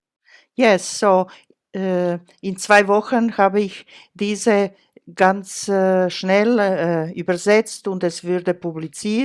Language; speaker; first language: German; non-native, fluent; Croatian